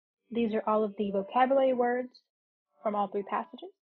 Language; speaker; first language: English; native; English